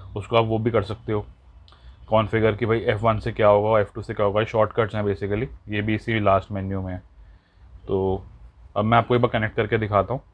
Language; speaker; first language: Hindi; native; Hindi